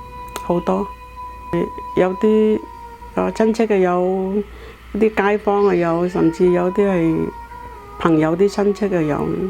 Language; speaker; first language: Cantonese; early bilingual, heritage; Cantonese